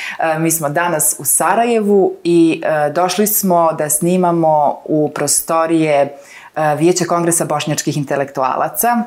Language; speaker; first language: Bosnian; native; Bosnian